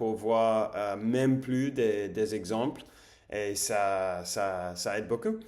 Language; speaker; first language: French; non-native, learner; English